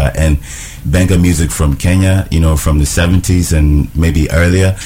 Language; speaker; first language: English; non-native, local second language; Ewe